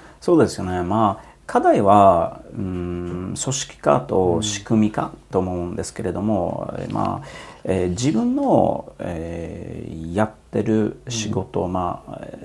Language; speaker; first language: Japanese; non-native, fluent; Polish